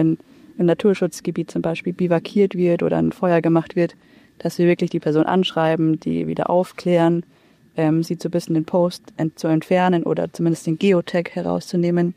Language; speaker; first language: German; native; German